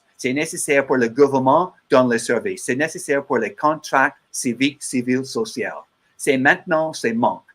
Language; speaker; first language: French; non-native, learner; English